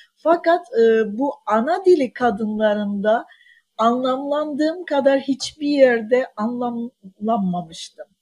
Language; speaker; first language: Turkish; non-native, local second language; Armenian